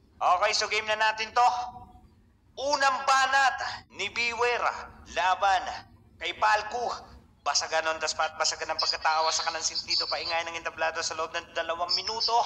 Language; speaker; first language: Filipino; native; Filipino